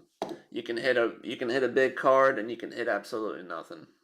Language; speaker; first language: English; native; English